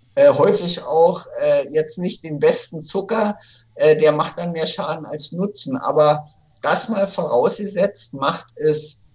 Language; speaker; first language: German; native; German